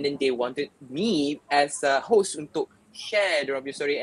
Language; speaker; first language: English; non-native, local second language; Malay